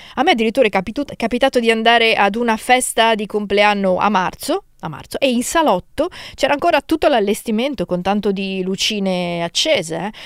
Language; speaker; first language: Italian; native; Italian